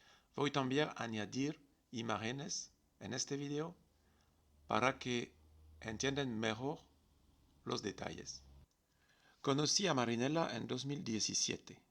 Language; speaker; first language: Spanish; non-native, fluent; French